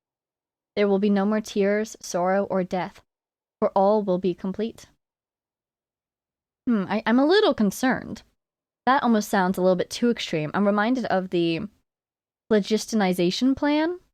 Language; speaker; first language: English; native; English